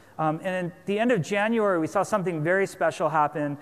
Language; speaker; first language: English; native; English